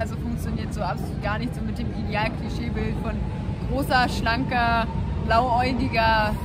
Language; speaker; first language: German; native; German